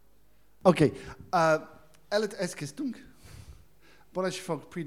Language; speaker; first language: Hungarian; non-native, learner; English